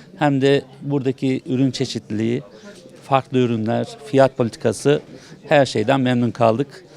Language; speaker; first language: Turkish; native; Turkish